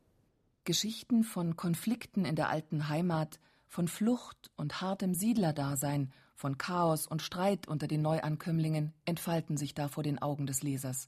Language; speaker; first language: German; native; German